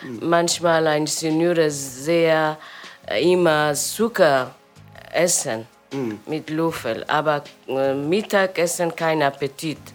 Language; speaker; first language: German; non-native, learner; Persian